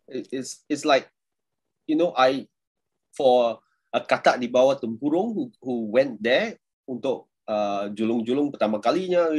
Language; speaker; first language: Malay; non-native, local second language; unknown